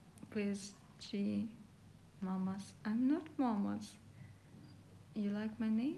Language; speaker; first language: English; non-native, learner; Russian